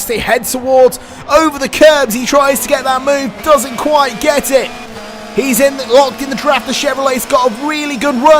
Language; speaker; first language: English; native; English